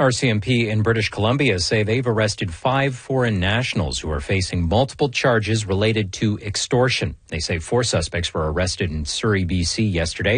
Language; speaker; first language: English; native; English